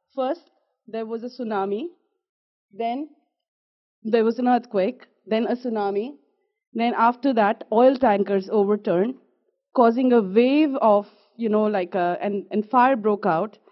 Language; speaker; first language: English; non-native, local second language; Kashmiri